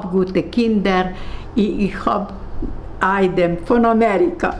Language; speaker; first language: German; non-native, learner; Hungarian